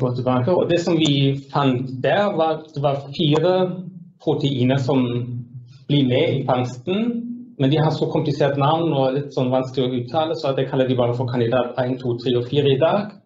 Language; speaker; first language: Norwegian; non-native, fluent; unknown